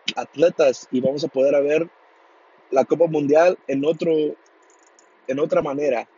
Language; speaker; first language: Spanish; early bilingual, heritage; Spanish